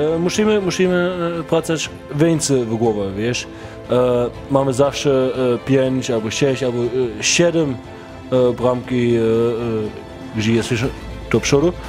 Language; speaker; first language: Polish; non-native, learner; Portuguese